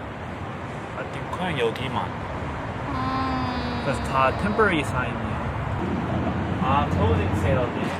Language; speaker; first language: Korean; non-native, learner; English